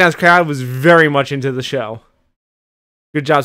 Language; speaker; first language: English; native; English